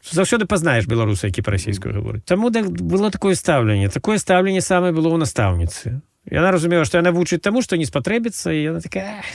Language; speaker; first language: Belarusian; native; Belarusian